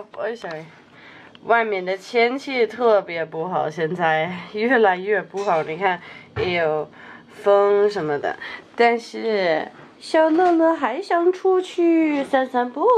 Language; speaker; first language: Chinese; non-native, fluent; Danish